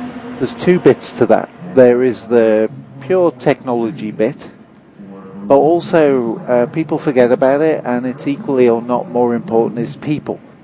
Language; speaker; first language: English; native; English